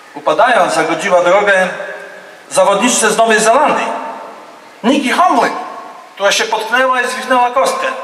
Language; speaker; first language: Polish; native; Polish